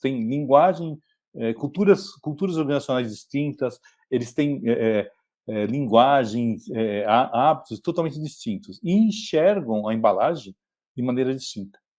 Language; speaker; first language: Portuguese; native; Portuguese